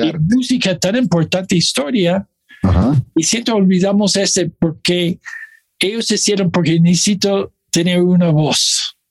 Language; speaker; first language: Spanish; non-native, fluent; English